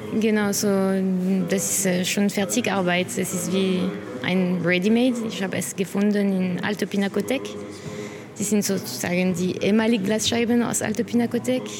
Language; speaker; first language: German; non-native, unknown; French